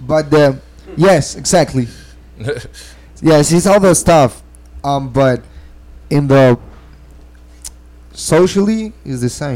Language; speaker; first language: English; non-native, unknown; Spanish